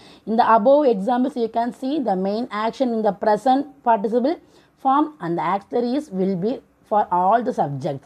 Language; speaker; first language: English; non-native, local second language; Tamil